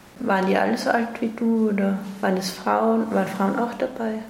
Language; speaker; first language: German; native; German